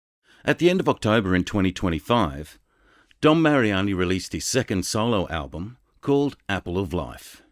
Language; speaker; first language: English; native; English